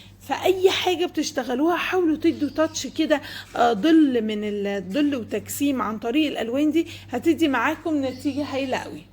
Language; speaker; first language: Arabic; native; Arabic